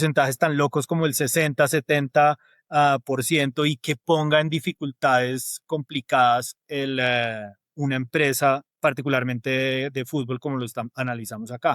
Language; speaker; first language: Spanish; native; Spanish